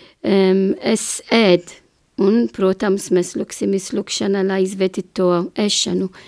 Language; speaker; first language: Latvian; non-native, learner; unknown